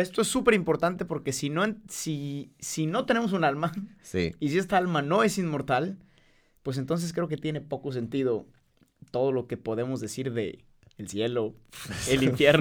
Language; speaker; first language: Spanish; native; Spanish